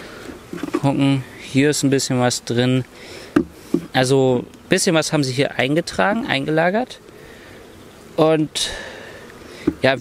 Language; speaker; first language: German; native; German